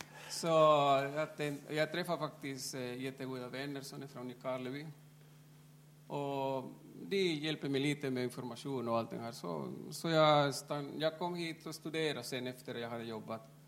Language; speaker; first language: Swedish; non-native, fluent; Spanish